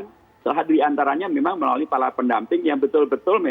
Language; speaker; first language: Indonesian; native; Indonesian